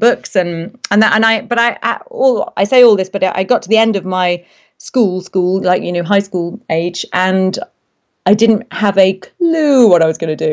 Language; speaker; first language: English; native; English